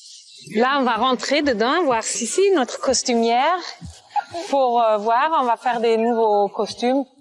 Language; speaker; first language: French; non-native, fluent; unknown